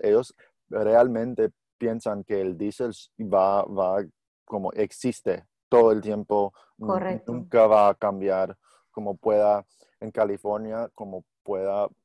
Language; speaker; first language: Spanish; non-native, learner; English